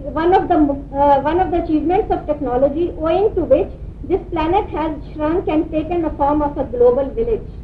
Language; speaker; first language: English; non-native, local second language; Urdu